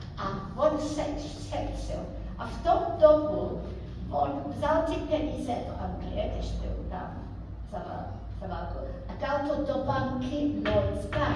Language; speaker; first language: Czech; early bilingual, heritage; Czech